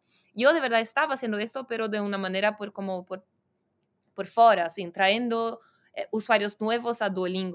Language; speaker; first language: Spanish; non-native, fluent; Portuguese